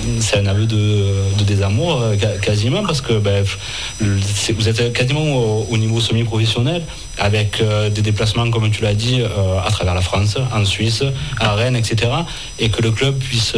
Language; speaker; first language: French; native; French